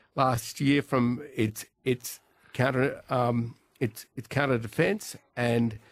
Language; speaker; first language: English; native; English